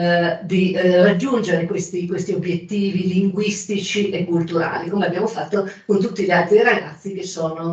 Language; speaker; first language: Italian; native; Italian